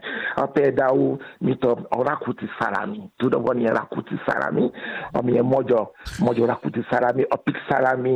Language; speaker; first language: Hungarian; non-native, fluent; Yoruba